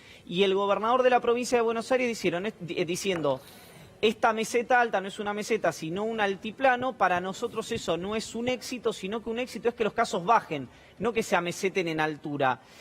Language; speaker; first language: Spanish; native; Spanish